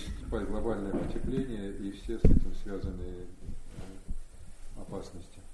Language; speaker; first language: Russian; native; Russian